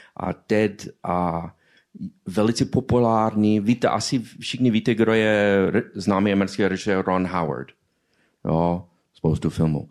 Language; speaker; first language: Czech; non-native, fluent; English